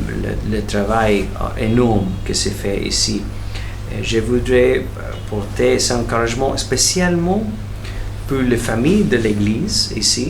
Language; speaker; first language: French; non-native, fluent; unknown